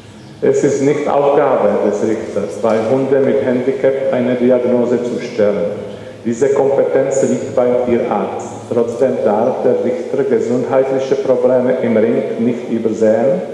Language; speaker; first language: German; non-native, learner; Czech